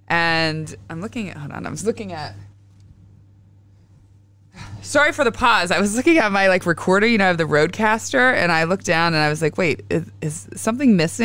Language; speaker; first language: English; native; English